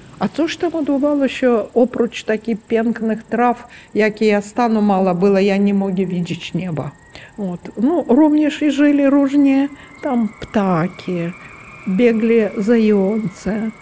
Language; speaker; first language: Polish; non-native, learner; Ukrainian